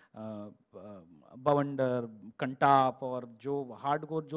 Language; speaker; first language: Hindi; native; Hindi